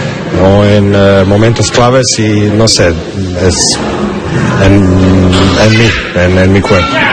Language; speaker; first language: Spanish; non-native, learner; English